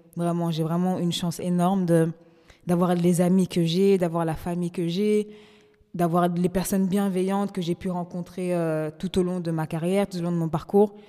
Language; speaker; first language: French; native; French